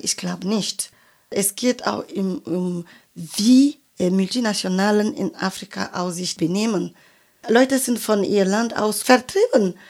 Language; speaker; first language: German; non-native, fluent; French